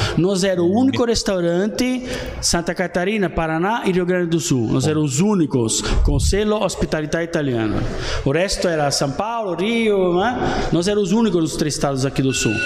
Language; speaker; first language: Portuguese; non-native, fluent; Italian